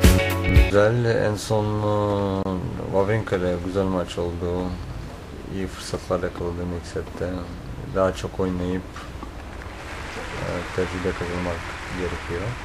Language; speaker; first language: Turkish; non-native, fluent; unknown